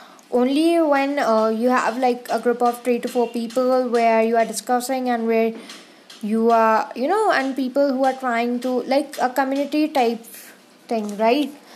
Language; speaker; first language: English; non-native, local second language; Hindi